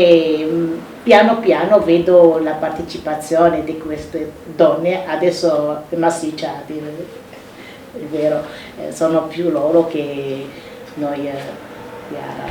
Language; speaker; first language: Italian; non-native, fluent; Arabic